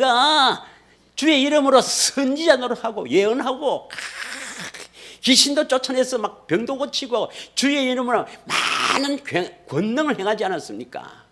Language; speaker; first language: Korean; native; Korean